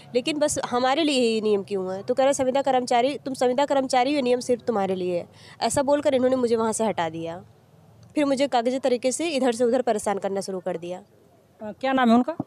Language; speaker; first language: Hindi; native; Hindi